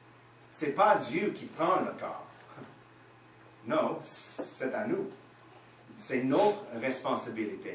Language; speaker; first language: French; non-native, fluent; English